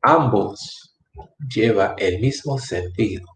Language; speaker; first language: Spanish; non-native, fluent; English